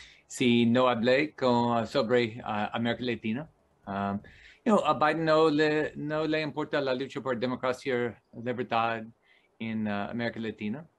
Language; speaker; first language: Spanish; non-native, learner; English